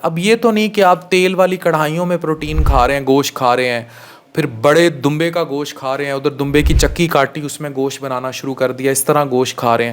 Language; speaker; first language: Urdu; native; Urdu